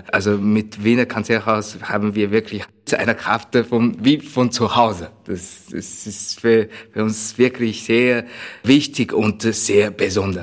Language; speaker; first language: German; non-native, learner; Chinese